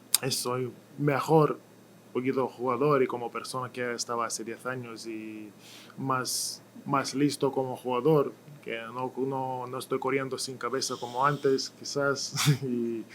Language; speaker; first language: Spanish; non-native, learner; Lithuanian